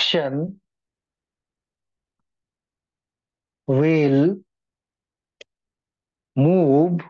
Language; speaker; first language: English; non-native, local second language; Hindi